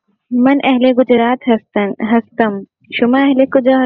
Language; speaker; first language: Persian; non-native, learner; Urdu